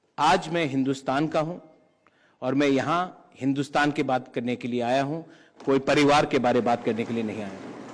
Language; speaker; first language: Hindi; non-native, local second language; Kok Borok